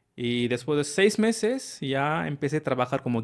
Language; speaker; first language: Spanish; non-native, learner; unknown